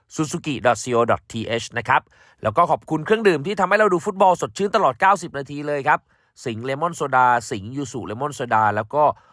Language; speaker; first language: Thai; native; Thai